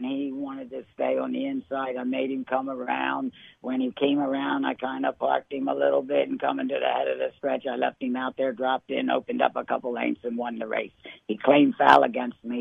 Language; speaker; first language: English; native; English